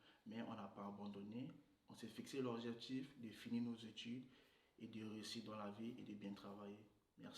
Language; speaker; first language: French; non-native, local second language; Sango